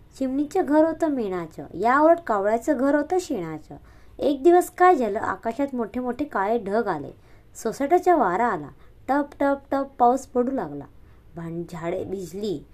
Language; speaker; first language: Marathi; non-native, local second language; Hindi